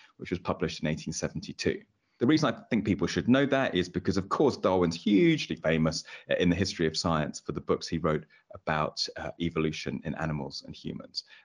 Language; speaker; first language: English; native; English